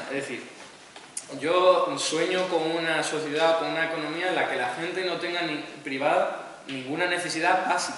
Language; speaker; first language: Spanish; native; Spanish